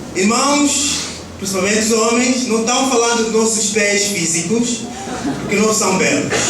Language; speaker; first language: Portuguese; early bilingual, heritage; Portuguese